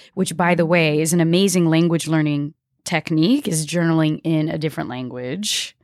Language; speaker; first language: English; early bilingual, other home language; Portuguese